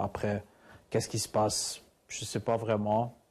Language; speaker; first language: French; non-native, learner; Dutch